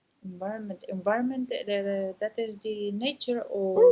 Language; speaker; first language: English; non-native, learner; Spanish